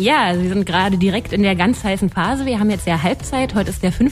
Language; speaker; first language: German; native; German